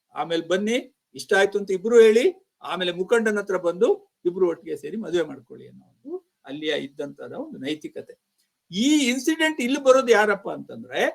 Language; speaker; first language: Kannada; native; Kannada